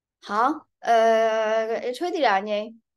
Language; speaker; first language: Chinese; non-native, fluent; Burmese